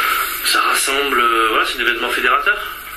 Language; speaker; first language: French; native; French